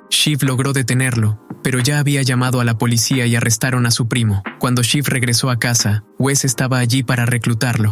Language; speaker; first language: Spanish; native; Spanish